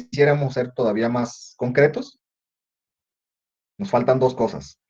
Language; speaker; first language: Spanish; native; Spanish